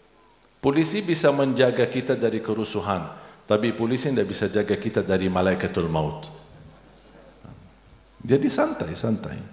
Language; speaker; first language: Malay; non-native, fluent; Arabic